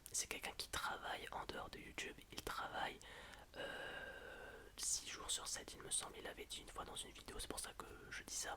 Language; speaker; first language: French; native; French